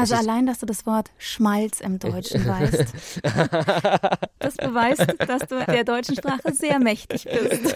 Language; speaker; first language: German; native; German